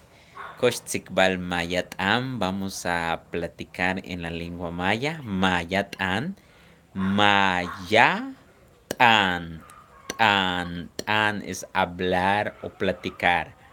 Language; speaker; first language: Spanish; non-native, local second language; Yucateco